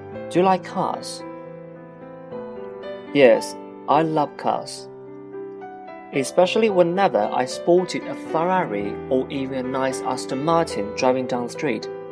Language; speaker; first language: English; non-native, fluent; Chinese